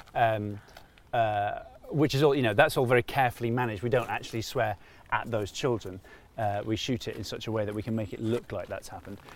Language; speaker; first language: English; native; English